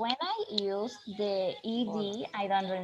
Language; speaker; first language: English; non-native, learner; Spanish